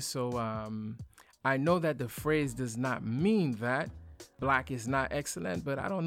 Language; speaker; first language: English; native; English